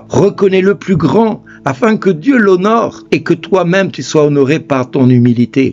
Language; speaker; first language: French; native; French